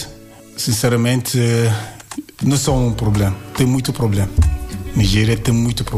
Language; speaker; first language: Portuguese; non-native, learner; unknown